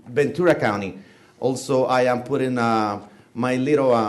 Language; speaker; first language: English; non-native, fluent; Spanish